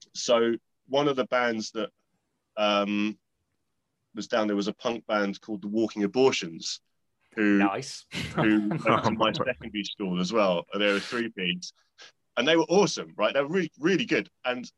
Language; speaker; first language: English; native; English